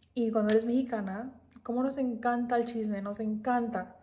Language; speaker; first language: Spanish; early bilingual, other home language; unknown